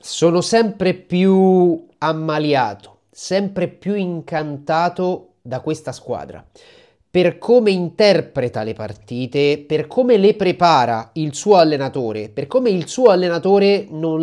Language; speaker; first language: Italian; native; Italian